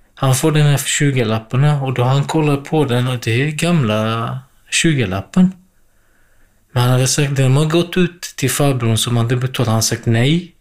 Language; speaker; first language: Swedish; non-native, fluent; Kurdish